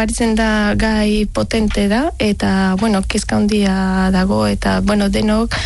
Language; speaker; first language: Basque; non-native, learner; Spanish